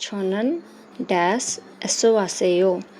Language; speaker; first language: Korean; non-native, learner; Hindi